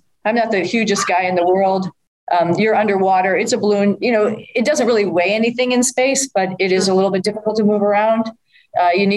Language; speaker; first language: English; native; English